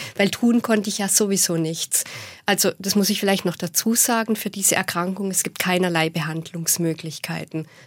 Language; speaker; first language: German; native; German